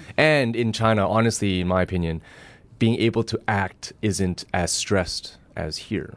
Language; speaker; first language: English; early bilingual, other home language; Chinese